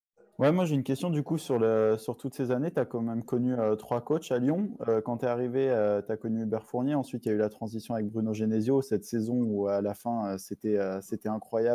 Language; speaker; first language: French; native; French